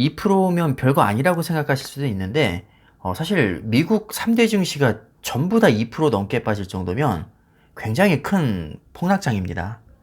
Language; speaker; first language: Korean; native; Korean